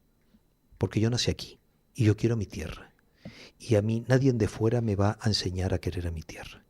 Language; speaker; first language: Spanish; native; Spanish